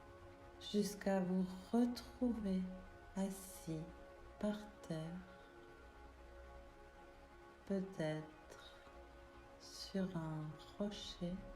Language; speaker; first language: French; native; French